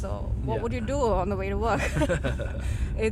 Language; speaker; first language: English; non-native, local second language; Tamil